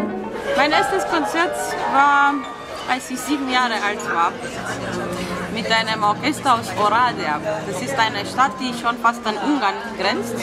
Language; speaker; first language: German; non-native, fluent; Romanian